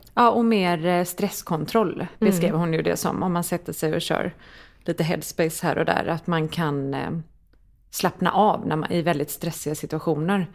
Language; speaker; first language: Swedish; native; Swedish